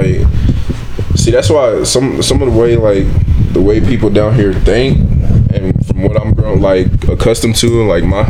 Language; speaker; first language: English; non-native, local second language; Esan